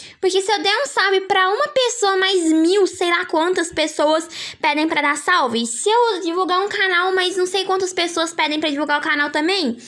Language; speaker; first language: Portuguese; native; Portuguese